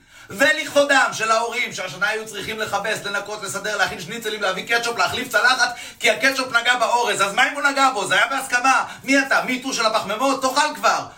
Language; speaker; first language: Hebrew; native; Hebrew